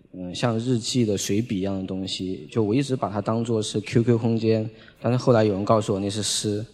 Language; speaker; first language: Chinese; native; Chinese